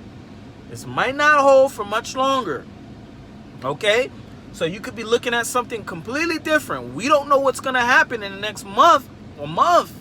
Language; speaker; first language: English; native; English